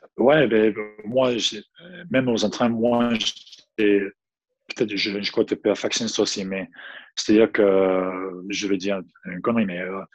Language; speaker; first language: French; non-native, fluent; English